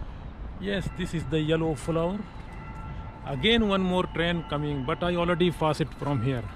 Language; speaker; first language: English; non-native, learner; Urdu